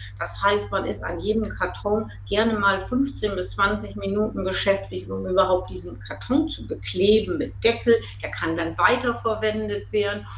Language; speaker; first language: German; native; German